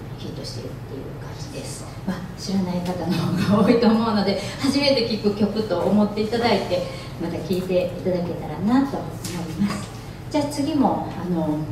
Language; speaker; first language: Japanese; native; Japanese